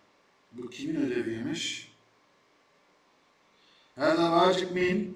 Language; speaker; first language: Arabic; non-native, fluent; Turkish